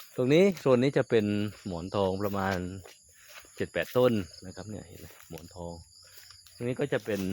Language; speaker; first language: Thai; non-native, local second language; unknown